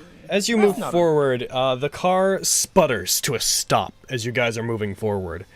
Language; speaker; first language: English; native; English